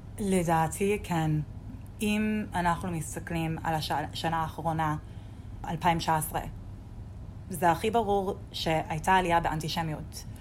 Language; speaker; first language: Hebrew; non-native, fluent; English